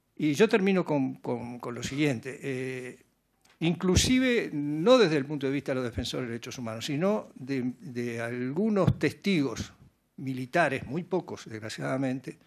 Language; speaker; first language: Spanish; native; Spanish